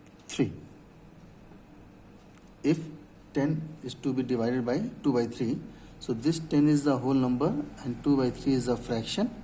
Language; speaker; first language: English; non-native, local second language; Hindi